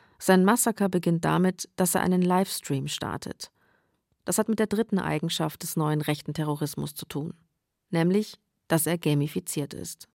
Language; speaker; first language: German; native; German